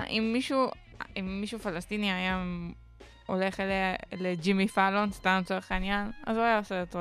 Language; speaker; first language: Hebrew; non-native, local second language; Arabic